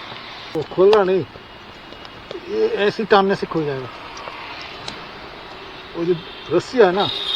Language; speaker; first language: Hindi; non-native, local second language; Bangla